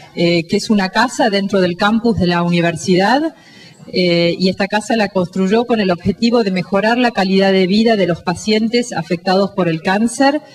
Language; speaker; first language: Spanish; native; Spanish